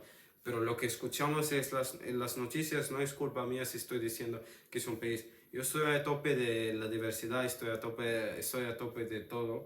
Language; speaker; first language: Spanish; non-native, fluent; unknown